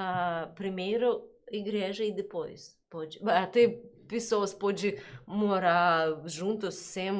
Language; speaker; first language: Portuguese; non-native, learner; Russian